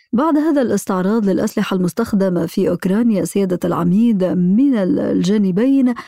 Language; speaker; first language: Arabic; native; Arabic